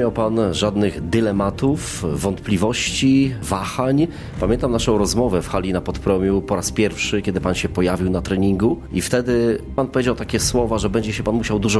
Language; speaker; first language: Polish; native; Polish